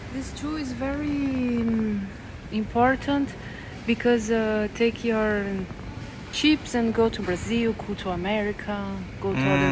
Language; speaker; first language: English; non-native, learner; Portuguese